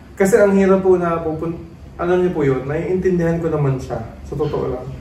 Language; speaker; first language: Filipino; native; Filipino